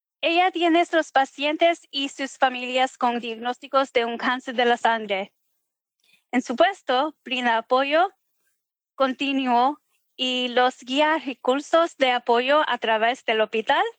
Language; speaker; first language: Spanish; early bilingual, heritage; Spanish